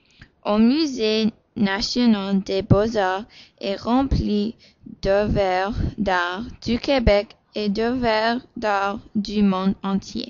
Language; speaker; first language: French; non-native, learner; English